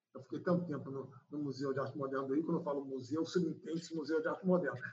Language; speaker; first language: Portuguese; native; Portuguese